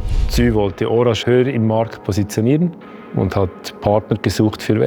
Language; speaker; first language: German; native; German